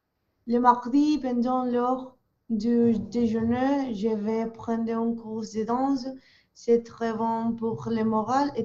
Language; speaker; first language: French; non-native, learner; Spanish